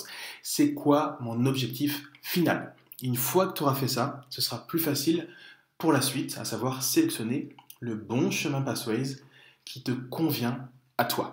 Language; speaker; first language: French; native; French